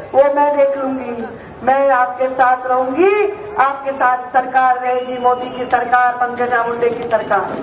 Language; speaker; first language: Hindi; non-native, local second language; Marathi